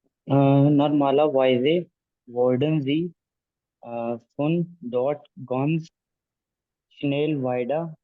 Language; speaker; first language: German; non-native, learner; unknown